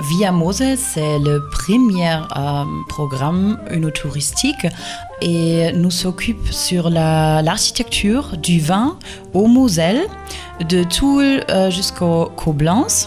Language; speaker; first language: French; non-native, fluent; German